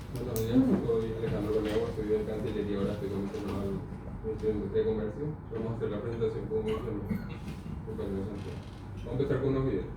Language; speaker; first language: Spanish; native; Spanish